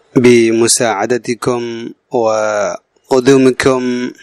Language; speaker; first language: Arabic; non-native, fluent; Urdu